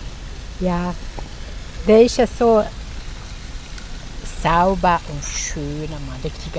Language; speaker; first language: German; non-native, learner; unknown